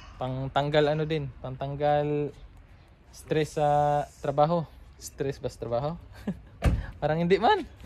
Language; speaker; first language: Filipino; non-native, local second language; Cebuano